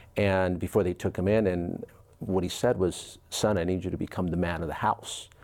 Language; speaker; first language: English; early bilingual, other home language; Spanish